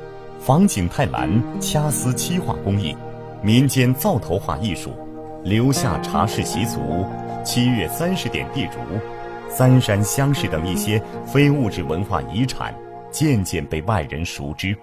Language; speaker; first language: Chinese; native; Chinese